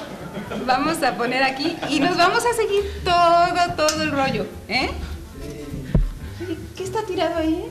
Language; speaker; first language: Spanish; native; Spanish